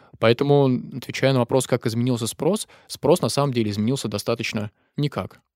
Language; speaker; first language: Russian; native; Russian